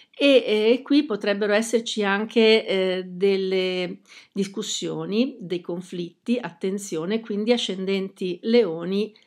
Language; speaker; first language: Italian; native; Italian